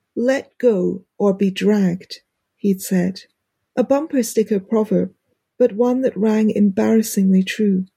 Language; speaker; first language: English; native; English